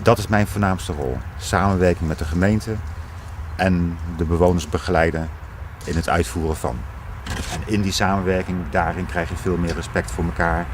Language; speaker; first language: Dutch; native; Dutch